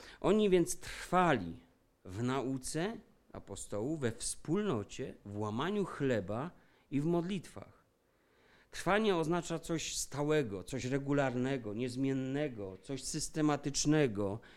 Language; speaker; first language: Polish; native; Polish